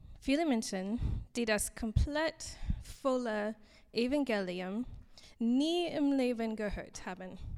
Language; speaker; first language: German; non-native, learner; English